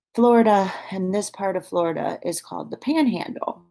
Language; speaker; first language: English; native; English